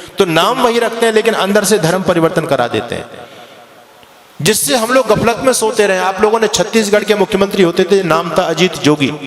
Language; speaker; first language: Hindi; native; Hindi